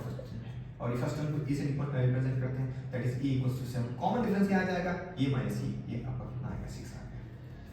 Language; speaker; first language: Hindi; native; Hindi